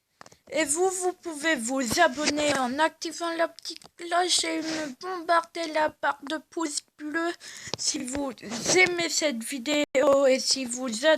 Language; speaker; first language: French; native; French